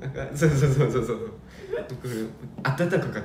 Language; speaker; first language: Japanese; non-native, fluent; Korean